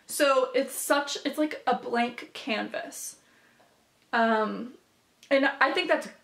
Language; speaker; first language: English; native; English